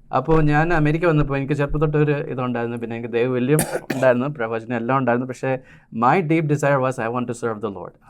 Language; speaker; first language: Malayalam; early bilingual, heritage; Malayalam